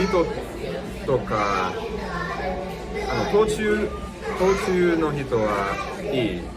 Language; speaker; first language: Japanese; non-native, learner; English